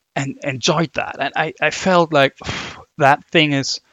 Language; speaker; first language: English; non-native, fluent; German